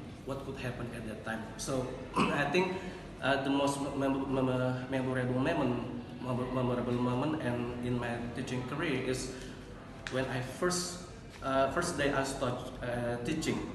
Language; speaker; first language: English; non-native, learner; Indonesian